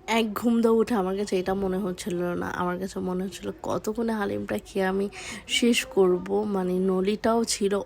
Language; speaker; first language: Bangla; early bilingual, heritage; Bangla